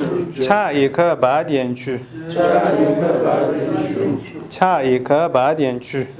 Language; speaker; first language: Chinese; non-native, fluent; Pashto